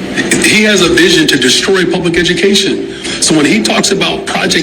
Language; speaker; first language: English; native; English